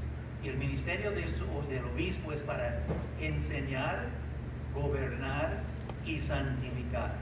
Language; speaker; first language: Spanish; early bilingual, heritage; English